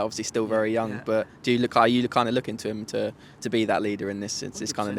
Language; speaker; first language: English; native; English